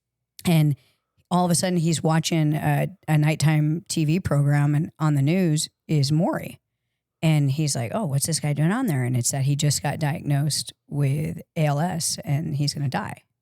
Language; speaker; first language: English; native; English